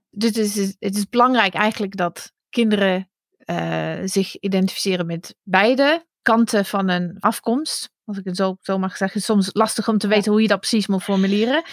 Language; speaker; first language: Dutch; non-native, fluent; English